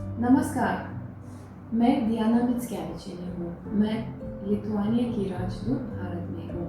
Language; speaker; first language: Hindi; non-native, fluent; Lithuanian